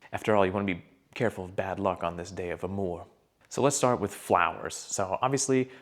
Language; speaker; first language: English; native; English